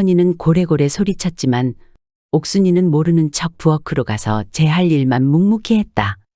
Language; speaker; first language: Korean; native; Korean